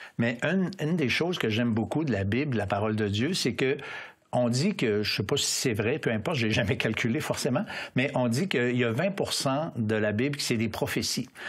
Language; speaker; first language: French; native; French